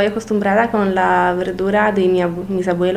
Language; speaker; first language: Spanish; non-native, learner; Italian